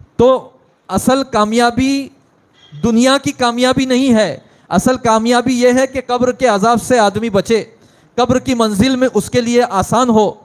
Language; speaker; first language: Urdu; native; Urdu